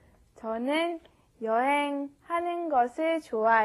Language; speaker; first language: Korean; non-native, learner; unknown